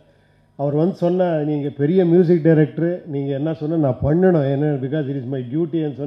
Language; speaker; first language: Tamil; non-native, local second language; Kannada